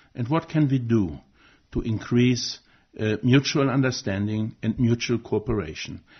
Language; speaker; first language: English; non-native, fluent; German